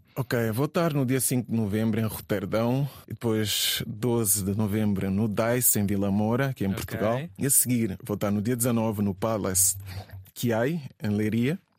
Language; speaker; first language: Portuguese; native; Portuguese